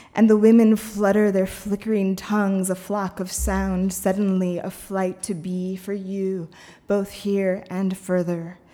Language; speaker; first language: English; native; English